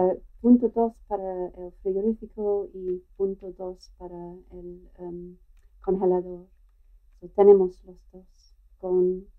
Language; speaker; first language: Spanish; non-native, learner; English